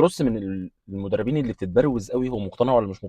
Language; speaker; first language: Arabic; native; Arabic